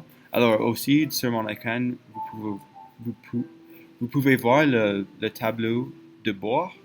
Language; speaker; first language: French; non-native, fluent; English